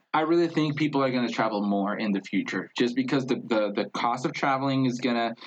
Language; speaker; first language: English; non-native, fluent; Spanish